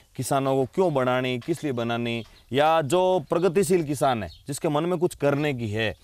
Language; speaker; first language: Hindi; native; Hindi